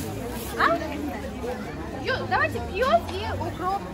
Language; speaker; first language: Russian; native; Russian